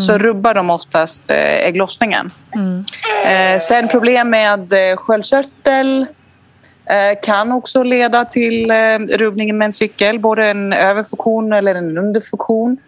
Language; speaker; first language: Swedish; non-native, fluent; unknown